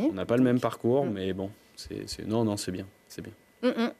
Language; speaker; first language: French; native; French